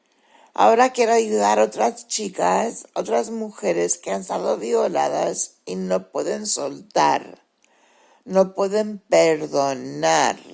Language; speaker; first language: Spanish; early bilingual, heritage; Spanish